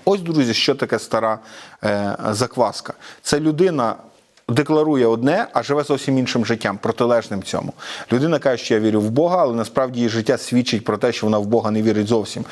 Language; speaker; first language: Ukrainian; native; Ukrainian